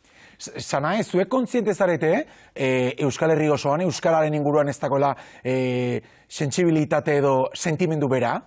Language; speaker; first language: Basque; native; Basque